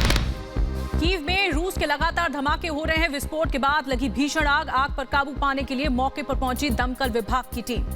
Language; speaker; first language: Hindi; native; Hindi